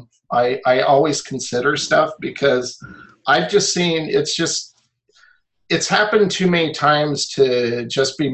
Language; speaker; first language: English; native; English